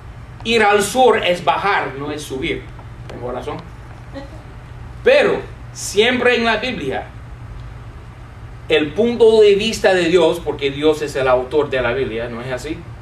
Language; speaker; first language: Spanish; non-native, fluent; English